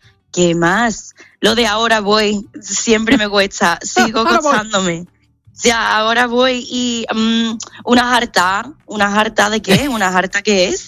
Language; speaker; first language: Spanish; non-native, fluent; English